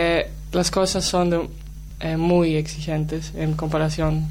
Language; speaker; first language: Spanish; non-native, learner; Greek